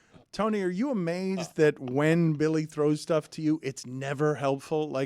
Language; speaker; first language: English; native; English